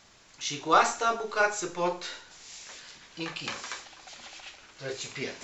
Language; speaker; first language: Romanian; non-native, learner; Spanish